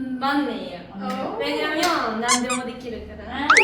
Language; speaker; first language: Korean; non-native, learner; Japanese